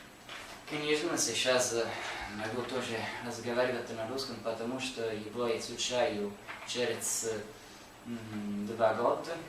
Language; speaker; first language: Russian; non-native, learner; Italian